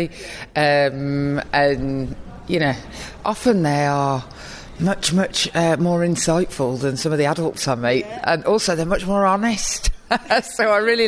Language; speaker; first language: English; native; English